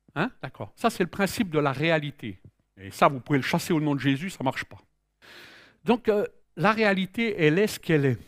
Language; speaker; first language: French; native; French